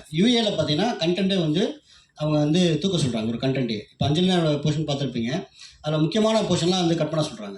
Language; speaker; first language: Tamil; native; Tamil